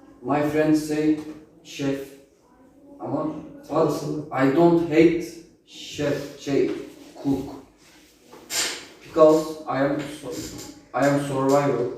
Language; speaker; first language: English; non-native, learner; Turkish